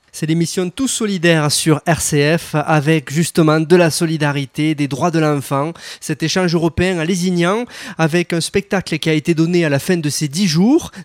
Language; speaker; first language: French; native; French